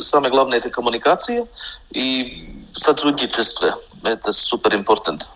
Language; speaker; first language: Russian; non-native, local second language; Latvian